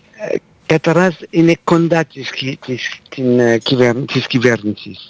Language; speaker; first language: Greek; non-native, fluent; French